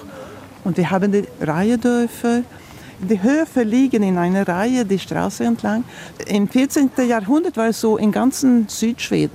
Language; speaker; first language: German; non-native, fluent; Swedish